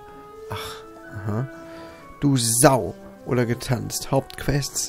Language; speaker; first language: German; native; German